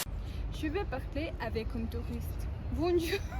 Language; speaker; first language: French; non-native, learner; Spanish